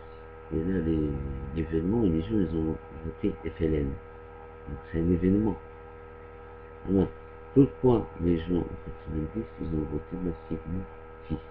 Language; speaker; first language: French; non-native, local second language; Arabic